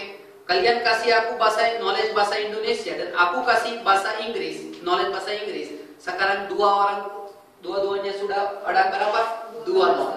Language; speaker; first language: Indonesian; non-native, fluent; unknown